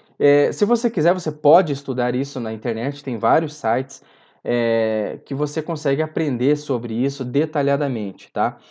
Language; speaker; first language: Portuguese; native; Portuguese